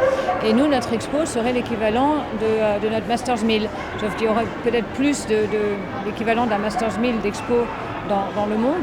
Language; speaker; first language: French; native; French